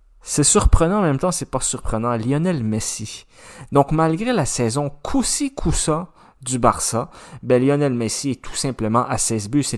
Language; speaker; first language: French; native; French